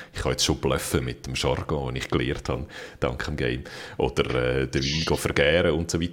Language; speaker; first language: German; native; German